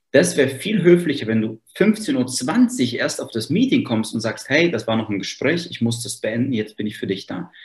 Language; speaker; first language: German; native; German